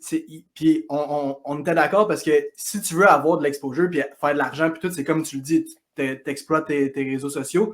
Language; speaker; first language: French; native; French